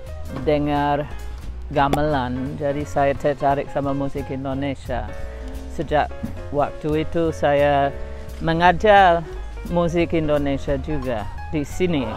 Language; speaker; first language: Indonesian; non-native, fluent; English